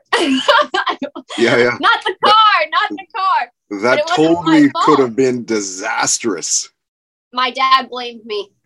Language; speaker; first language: English; native; English